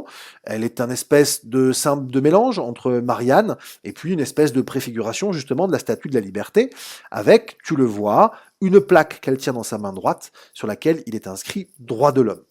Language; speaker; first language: French; native; French